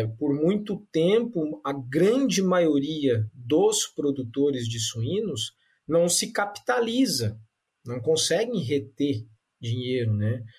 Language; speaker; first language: Portuguese; native; Portuguese